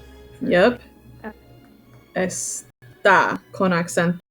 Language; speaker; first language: Spanish; non-native, fluent; English